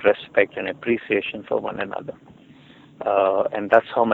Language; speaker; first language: English; non-native, local second language; Hindi